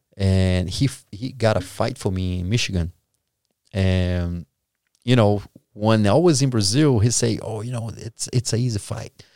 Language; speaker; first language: English; non-native, fluent; Portuguese